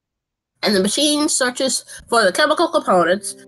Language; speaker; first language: English; native; English